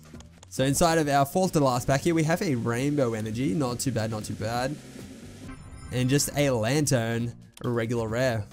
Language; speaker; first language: English; native; English